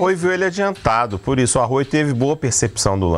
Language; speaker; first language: Portuguese; native; Portuguese